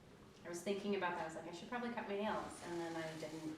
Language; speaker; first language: English; native; English